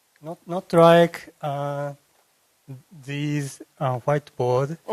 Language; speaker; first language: English; non-native, learner; Japanese